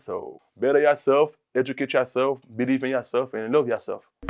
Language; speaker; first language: English; early bilingual, other home language; Haitian Creole